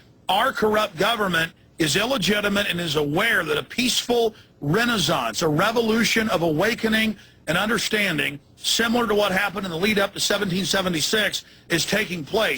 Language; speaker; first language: English; native; English